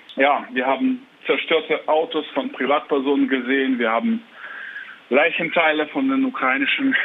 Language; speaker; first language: German; non-native, fluent; Ukrainian